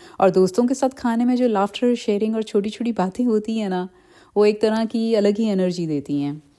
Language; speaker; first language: Hindi; early bilingual, heritage; Hindi